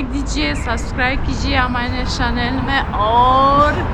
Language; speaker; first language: Hindi; non-native, learner; Tajik